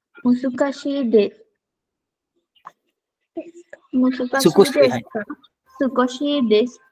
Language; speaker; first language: Japanese; non-native, learner; Sinhala